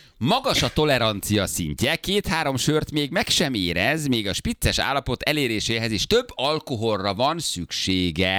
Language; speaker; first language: Hungarian; native; Hungarian